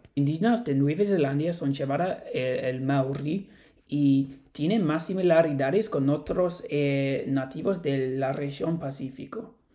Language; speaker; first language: Spanish; non-native, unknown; English